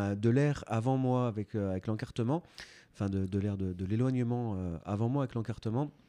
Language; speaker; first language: French; native; French